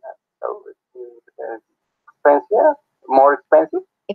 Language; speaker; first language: English; non-native, learner; Spanish